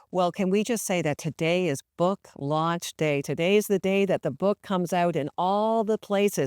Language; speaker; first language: English; native; English